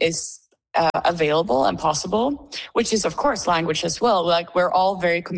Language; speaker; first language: English; non-native, fluent; Swedish